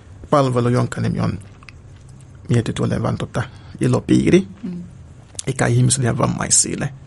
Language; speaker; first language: Finnish; non-native, fluent; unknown